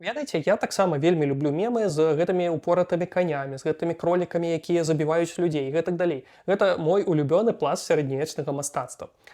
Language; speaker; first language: Belarusian; native; Belarusian